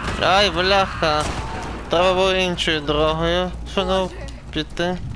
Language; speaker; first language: Ukrainian; native; Ukrainian